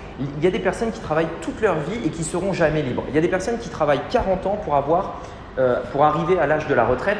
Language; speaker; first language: French; native; French